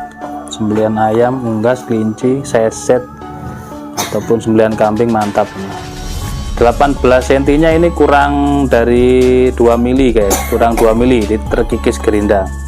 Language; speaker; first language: Indonesian; native; Indonesian